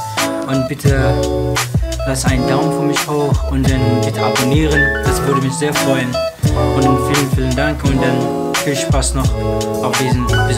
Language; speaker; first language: German; non-native, learner; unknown